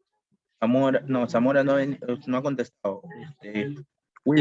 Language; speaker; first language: Spanish; native; Spanish